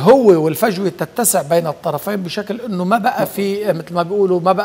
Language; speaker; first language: Arabic; native; Arabic